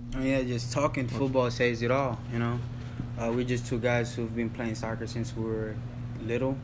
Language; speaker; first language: English; early bilingual, other home language; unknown